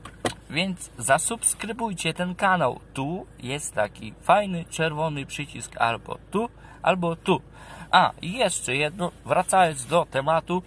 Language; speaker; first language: Polish; native; Polish